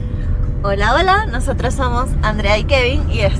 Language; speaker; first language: Spanish; native; Spanish